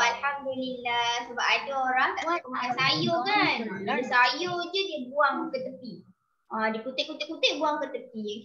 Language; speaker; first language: Malay; native; Malay